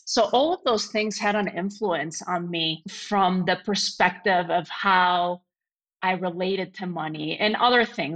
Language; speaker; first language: English; non-native, fluent; Spanish